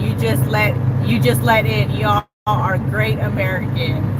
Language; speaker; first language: English; native; English